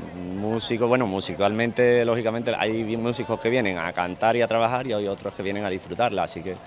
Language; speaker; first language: Spanish; non-native, fluent; English